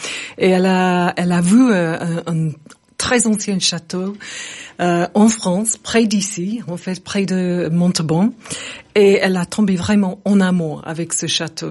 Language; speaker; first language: French; non-native, fluent; English